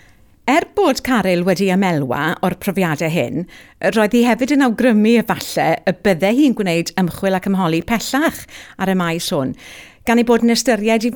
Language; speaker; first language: Welsh; native; Welsh